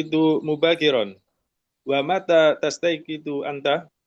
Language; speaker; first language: Arabic; non-native, learner; Indonesian